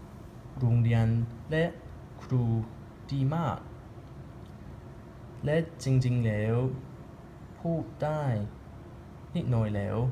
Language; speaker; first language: Thai; non-native, learner; English